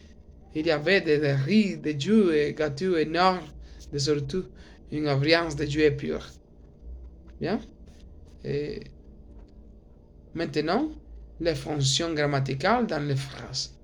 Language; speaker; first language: French; non-native, learner; Spanish